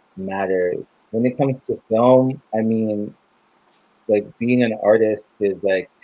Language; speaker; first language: English; native; English